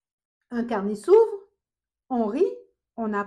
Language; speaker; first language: French; native; French